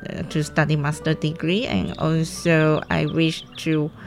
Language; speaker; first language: English; non-native, local second language; Chinese